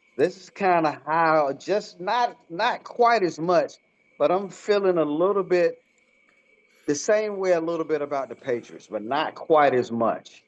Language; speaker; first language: English; native; English